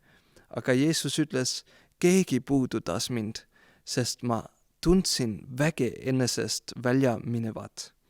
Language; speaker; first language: Estonian; non-native, fluent; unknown